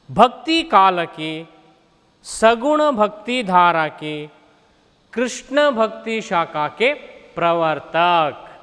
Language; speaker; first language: Hindi; non-native, local second language; Kannada